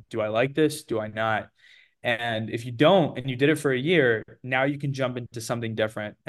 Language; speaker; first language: English; early bilingual, other home language; Portuguese